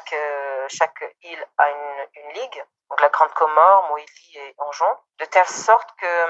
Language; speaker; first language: French; non-native, local second language; Comorian